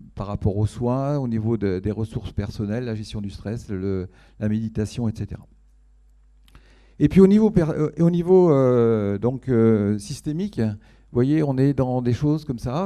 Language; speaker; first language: French; native; French